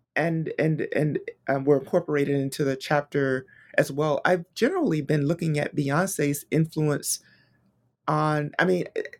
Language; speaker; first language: English; native; English